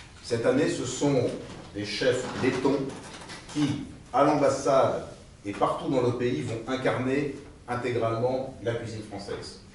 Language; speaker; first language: French; native; French